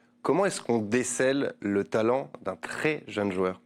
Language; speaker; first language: French; native; French